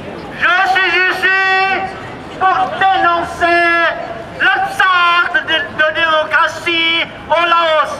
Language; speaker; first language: French; non-native, fluent; Lao